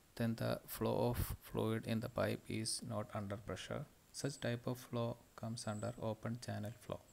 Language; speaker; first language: English; non-native, local second language; Malayalam